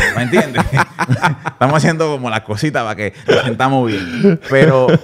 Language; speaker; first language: Spanish; native; Spanish